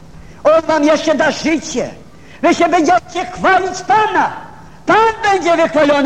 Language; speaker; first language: Polish; non-native, fluent; Ukrainian